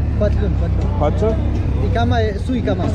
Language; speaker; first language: Turkish; non-native, learner; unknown